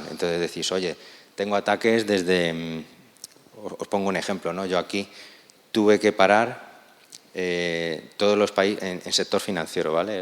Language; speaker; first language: Spanish; native; Spanish